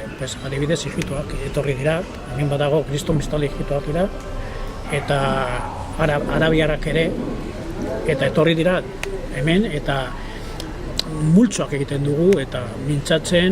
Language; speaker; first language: Basque; non-native, local second language; Spanish